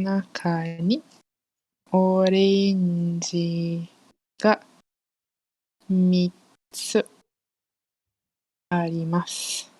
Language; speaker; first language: Japanese; non-native, learner; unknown